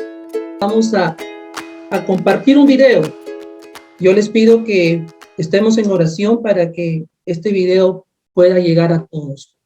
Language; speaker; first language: Spanish; native; Spanish